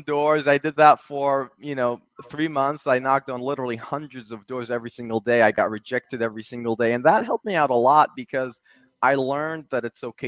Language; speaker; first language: English; early bilingual, other home language; Arabic